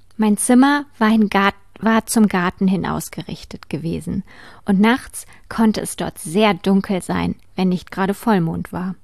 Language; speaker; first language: German; native; German